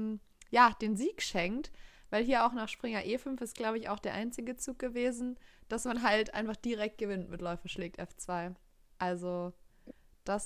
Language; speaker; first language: German; native; German